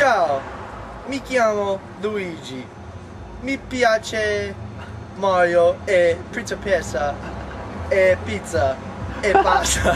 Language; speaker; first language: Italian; non-native, learner; English